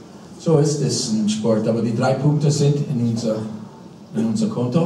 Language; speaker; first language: German; non-native, fluent; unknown